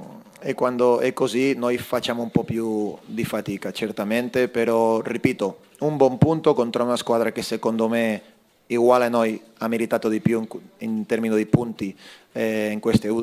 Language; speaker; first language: Italian; non-native, fluent; Spanish